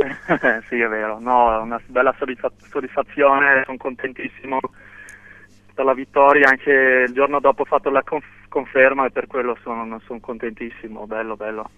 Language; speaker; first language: Italian; non-native, local second language; German